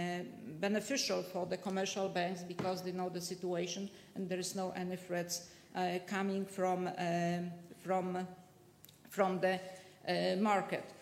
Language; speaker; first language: English; non-native, fluent; Polish